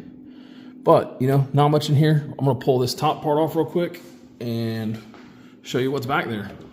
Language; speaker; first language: English; native; English